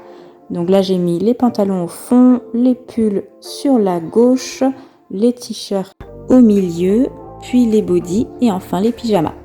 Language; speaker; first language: French; native; French